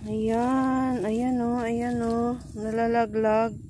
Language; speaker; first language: Filipino; non-native, local second language; Aklanon